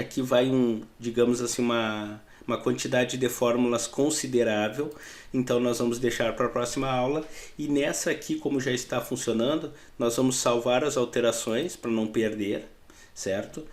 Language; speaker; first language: Portuguese; native; Portuguese